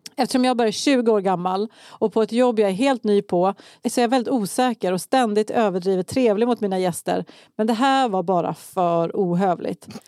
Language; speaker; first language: Swedish; native; Swedish